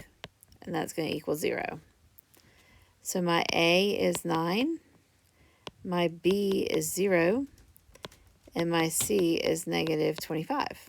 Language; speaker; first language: English; native; English